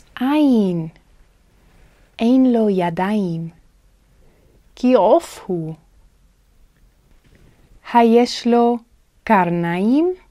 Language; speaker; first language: Hebrew; non-native, fluent; English